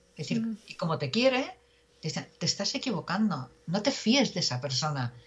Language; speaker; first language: Spanish; native; Spanish